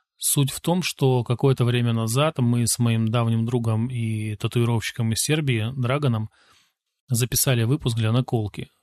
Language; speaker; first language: Russian; native; Russian